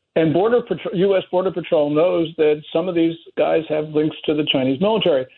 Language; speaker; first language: English; native; English